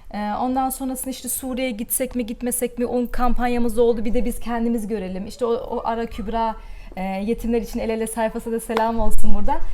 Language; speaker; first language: Turkish; early bilingual, heritage; Turkish